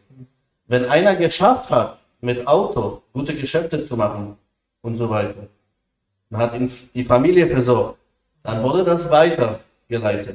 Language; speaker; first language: German; non-native, fluent; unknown